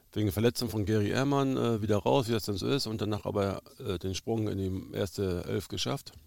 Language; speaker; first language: German; native; German